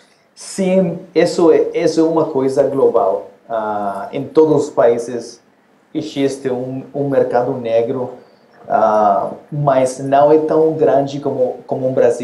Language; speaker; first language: Portuguese; non-native, fluent; Spanish